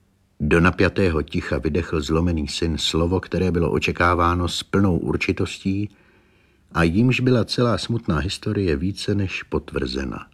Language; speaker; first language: Czech; native; Czech